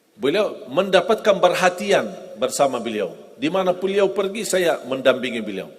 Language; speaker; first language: Indonesian; non-native, fluent; Arabic